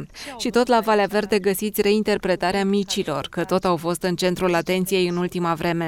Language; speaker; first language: Romanian; native; Romanian